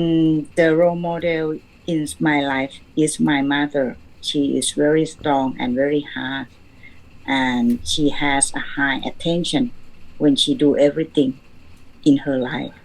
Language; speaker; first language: English; non-native, learner; Thai